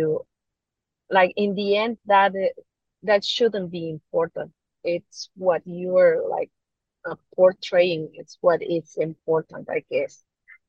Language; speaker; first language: English; non-native, fluent; Spanish